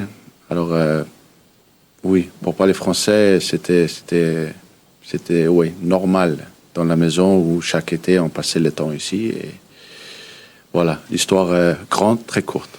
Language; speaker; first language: French; early bilingual, heritage; French